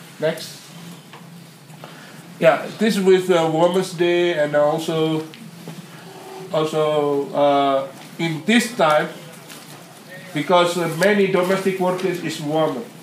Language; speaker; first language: English; non-native, learner; Indonesian